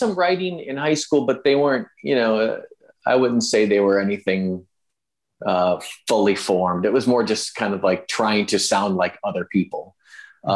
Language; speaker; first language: English; native; English